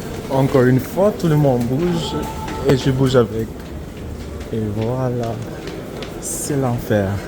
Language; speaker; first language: French; non-native, fluent; English